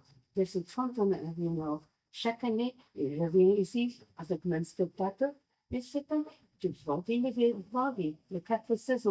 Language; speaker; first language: French; non-native, learner; English